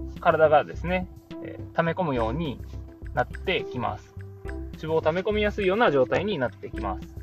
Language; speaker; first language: Japanese; native; Japanese